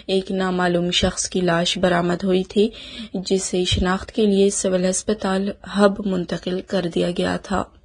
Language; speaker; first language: Urdu; non-native, local second language; Baluchi